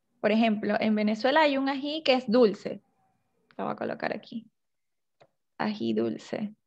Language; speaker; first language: Spanish; native; Spanish